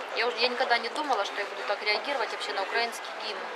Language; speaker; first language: Russian; native; Russian